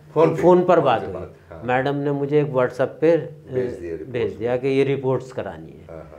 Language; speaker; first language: Hindi; native; Hindi